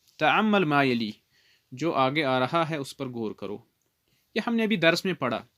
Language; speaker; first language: Urdu; non-native, local second language; Kashmiri